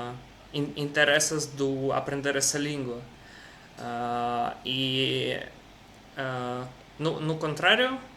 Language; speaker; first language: Portuguese; non-native, learner; Russian